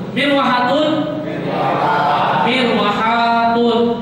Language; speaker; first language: Arabic; non-native, fluent; Indonesian